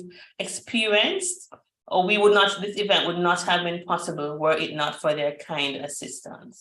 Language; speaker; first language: English; native; English